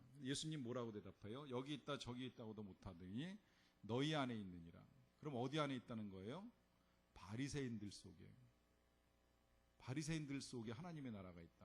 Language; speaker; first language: Korean; native; Korean